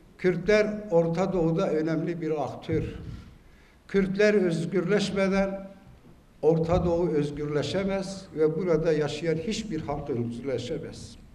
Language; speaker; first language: Turkish; non-native, local second language; Kurdish